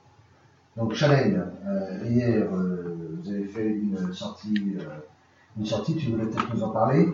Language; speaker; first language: French; native; French